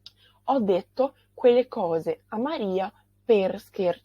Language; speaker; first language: Italian; non-native, fluent; Portuguese